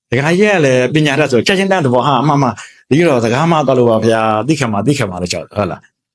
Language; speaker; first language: Burmese; native; Burmese